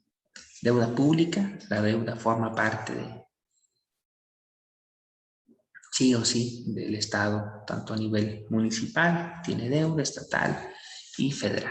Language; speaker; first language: Spanish; native; Spanish